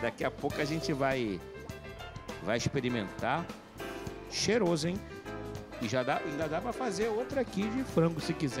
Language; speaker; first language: Portuguese; native; Portuguese